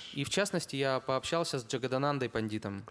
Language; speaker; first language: Russian; native; Russian